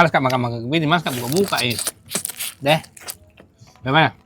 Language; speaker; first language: Malay; native; Malay